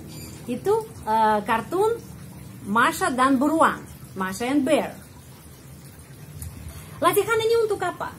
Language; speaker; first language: Indonesian; non-native, fluent; Russian